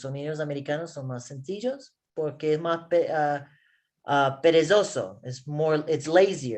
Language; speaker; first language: Spanish; non-native, learner; English